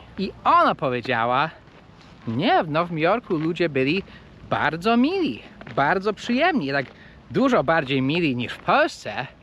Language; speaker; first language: Polish; non-native, fluent; English